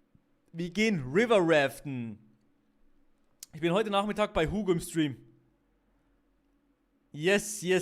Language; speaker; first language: German; native; German